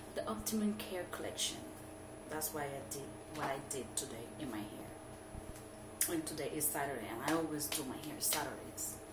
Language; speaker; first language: English; non-native, fluent; Spanish